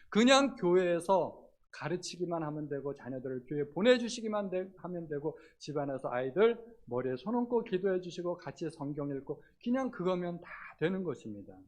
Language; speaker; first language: Korean; native; Korean